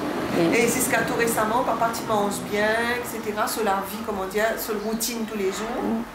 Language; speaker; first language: French; non-native, local second language; Morisyen